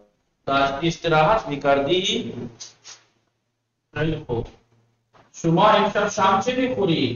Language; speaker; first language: Persian; non-native, fluent; Urdu